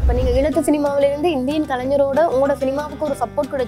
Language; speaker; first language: Tamil; native; Tamil